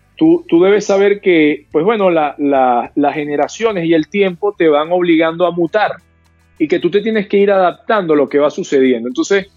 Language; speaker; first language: Spanish; native; Spanish